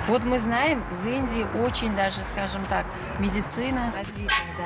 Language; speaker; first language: Russian; non-native, local second language; Uzbek